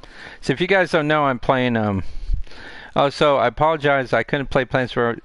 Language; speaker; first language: English; native; English